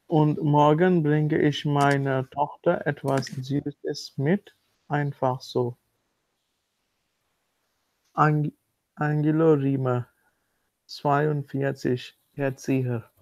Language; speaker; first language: German; non-native, learner; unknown